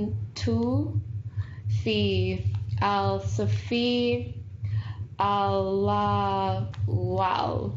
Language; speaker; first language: Arabic; non-native, learner; English